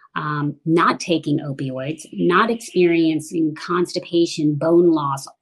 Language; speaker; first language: English; native; English